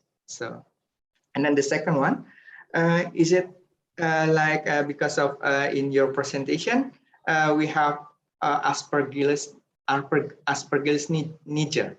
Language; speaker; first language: English; non-native, fluent; Indonesian